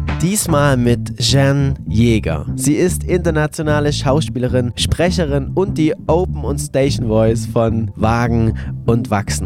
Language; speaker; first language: German; native; German